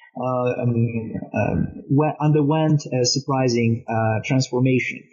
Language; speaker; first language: English; non-native, fluent; Romanian